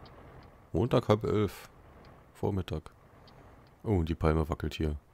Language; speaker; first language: German; native; German